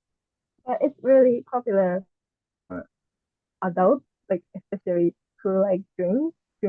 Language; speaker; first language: English; non-native, learner; Japanese